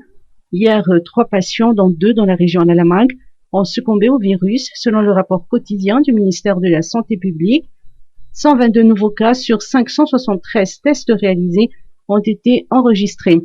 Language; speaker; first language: French; non-native, local second language; Malagasy